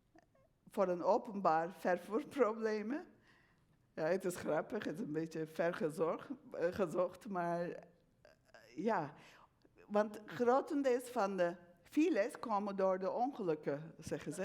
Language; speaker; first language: Dutch; non-native, fluent; Turkish